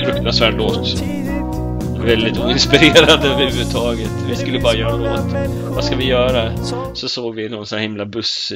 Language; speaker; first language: Swedish; native; Swedish